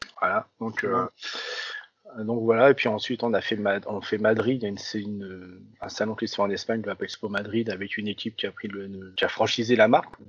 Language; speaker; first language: French; early bilingual, other home language; Vietnamese